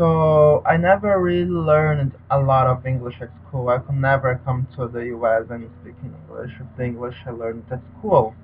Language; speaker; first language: English; non-native, learner; Portuguese